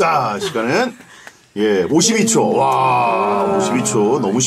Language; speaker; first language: Korean; native; Korean